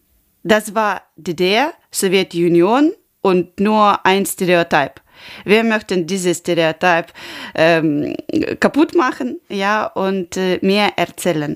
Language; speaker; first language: German; non-native, learner; Ukrainian